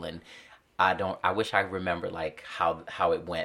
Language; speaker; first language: English; native; English